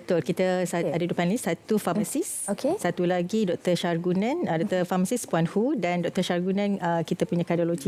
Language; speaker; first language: Malay; native; Malay